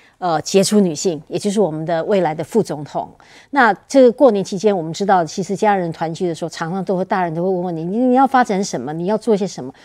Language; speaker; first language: Chinese; native; Chinese